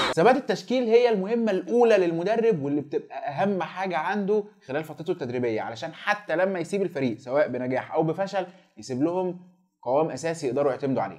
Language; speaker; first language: Arabic; native; Arabic